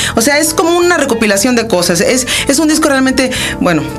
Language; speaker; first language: Spanish; native; Spanish